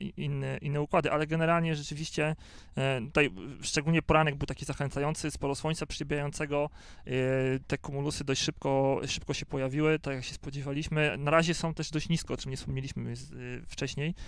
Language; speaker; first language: Polish; native; Polish